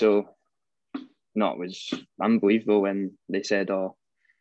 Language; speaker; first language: English; native; English